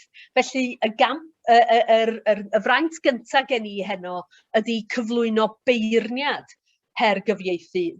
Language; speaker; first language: Welsh; native; Welsh